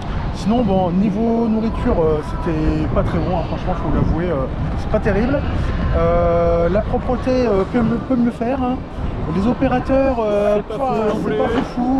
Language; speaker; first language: French; native; French